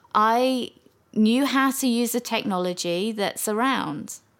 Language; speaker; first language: English; native; English